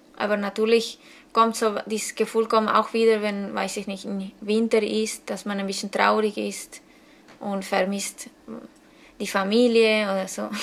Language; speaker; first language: German; non-native, fluent; Spanish